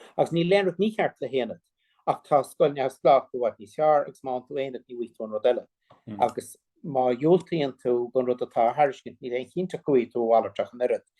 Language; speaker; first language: Irish; non-native, local second language; English